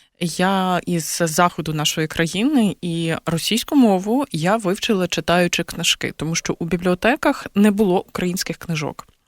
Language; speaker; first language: Ukrainian; native; Ukrainian